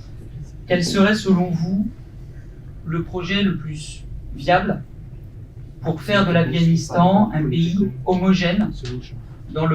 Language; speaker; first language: French; early bilingual, other home language; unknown